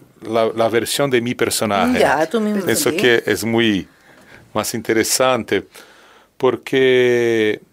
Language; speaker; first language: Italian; non-native, learner; Portuguese